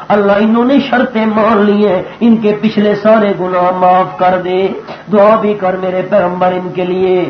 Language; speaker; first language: Urdu; non-native, local second language; Pashto